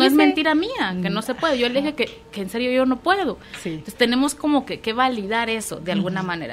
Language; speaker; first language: Spanish; native; Spanish